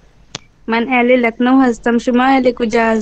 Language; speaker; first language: Persian; non-native, learner; Urdu